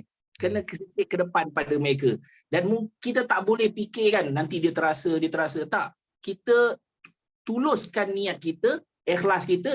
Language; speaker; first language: Malay; native; Malay